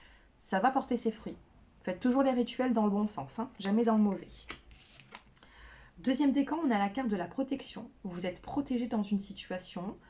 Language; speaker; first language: French; native; French